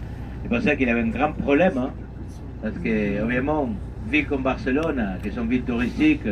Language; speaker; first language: French; non-native, fluent; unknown